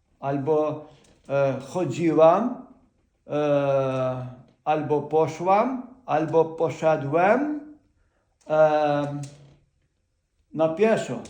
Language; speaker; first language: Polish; non-native, fluent; Ukrainian